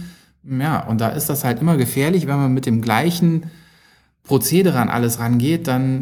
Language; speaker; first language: German; native; German